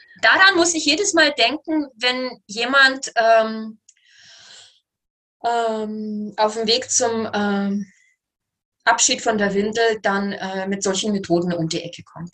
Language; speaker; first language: German; native; German